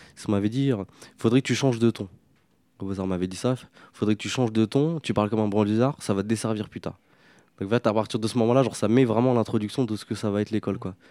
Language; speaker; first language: French; native; French